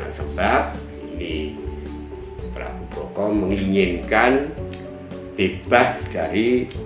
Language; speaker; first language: Indonesian; non-native, local second language; Javanese